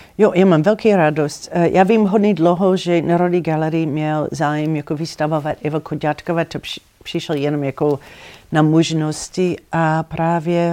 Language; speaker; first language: Czech; non-native, fluent; English